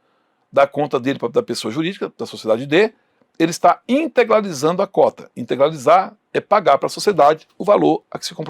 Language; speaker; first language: Portuguese; native; Portuguese